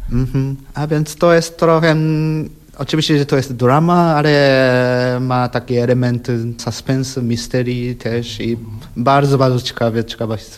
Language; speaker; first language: Polish; non-native, learner; Japanese